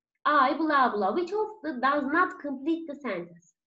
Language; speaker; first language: English; non-native, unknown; Turkish